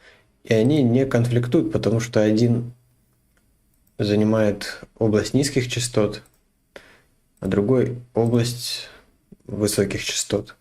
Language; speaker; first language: Russian; native; Russian